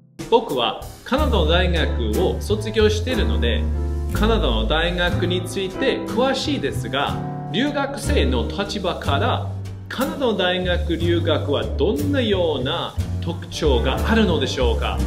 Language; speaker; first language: Japanese; non-native, fluent; English